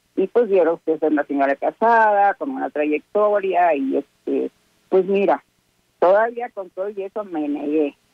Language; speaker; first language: Spanish; native; Spanish